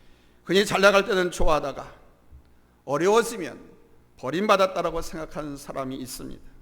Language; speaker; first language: Korean; native; Korean